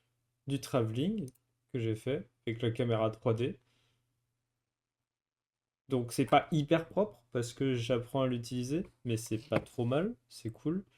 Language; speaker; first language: French; native; French